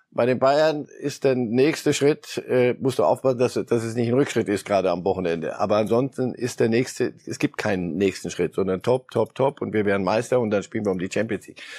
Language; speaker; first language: German; native; German